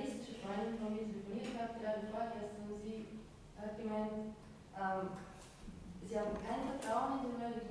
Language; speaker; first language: German; non-native, fluent; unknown